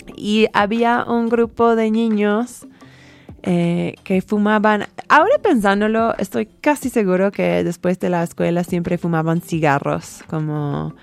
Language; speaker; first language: Spanish; non-native, fluent; English